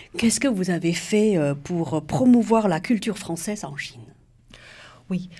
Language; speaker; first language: French; native; French